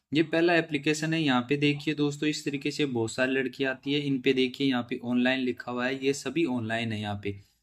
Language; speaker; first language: Hindi; native; Hindi